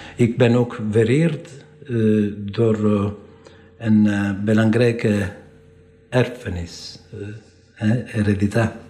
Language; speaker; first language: Dutch; non-native, fluent; Italian